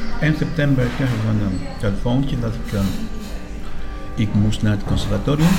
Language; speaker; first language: Dutch; non-native, fluent; Spanish